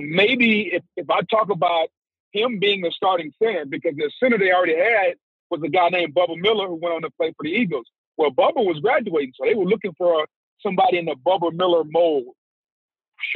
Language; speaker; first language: English; native; English